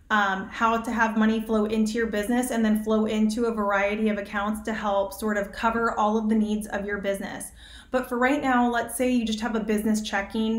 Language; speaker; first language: English; native; English